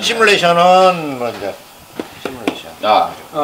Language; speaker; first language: Korean; native; Korean